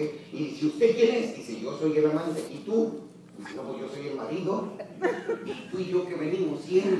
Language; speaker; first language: Spanish; native; Spanish